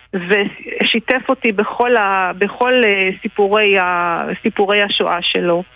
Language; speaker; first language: Hebrew; native; Hebrew